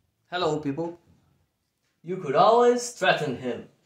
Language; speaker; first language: English; non-native, fluent; Portuguese